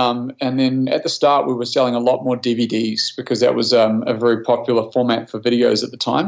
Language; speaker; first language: English; native; English